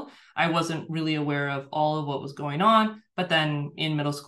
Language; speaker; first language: English; native; English